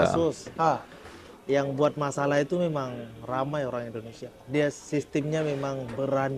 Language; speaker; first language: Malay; early bilingual, heritage; Indonesian